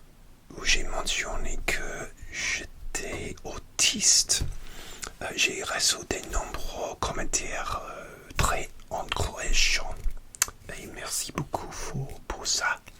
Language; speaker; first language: French; non-native, learner; English